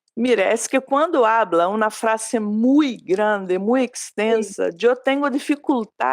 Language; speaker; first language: Spanish; non-native, fluent; Portuguese